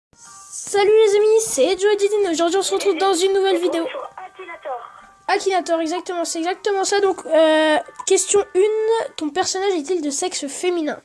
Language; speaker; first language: French; native; French